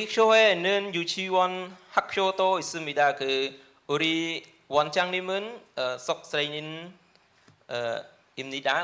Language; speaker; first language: Korean; non-native, learner; Khmer